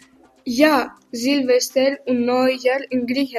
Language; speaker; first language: German; non-native, learner; Greek